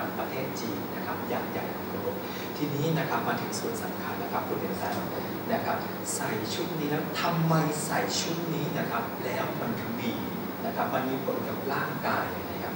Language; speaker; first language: Thai; native; Thai